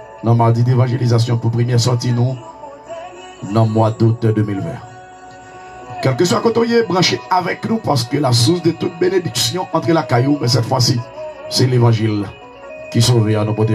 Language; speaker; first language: French; non-native, local second language; Haitian Creole